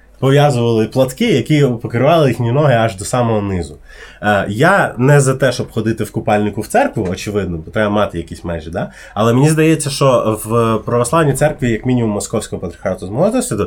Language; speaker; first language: Ukrainian; native; Ukrainian